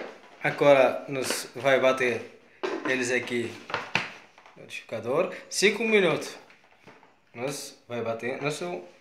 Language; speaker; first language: Portuguese; non-native, learner; Arabic